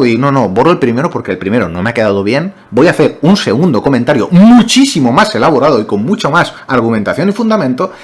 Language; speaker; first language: Spanish; non-native, local second language; Catalan